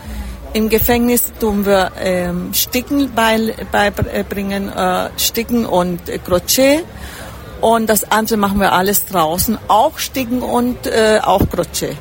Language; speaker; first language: German; early bilingual, heritage; German